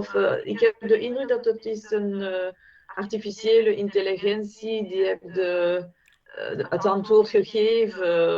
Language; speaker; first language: Dutch; non-native, fluent; French